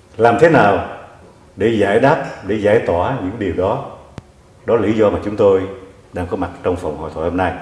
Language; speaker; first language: Vietnamese; native; Vietnamese